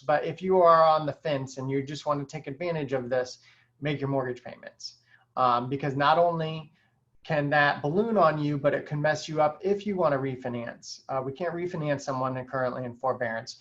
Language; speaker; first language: English; native; English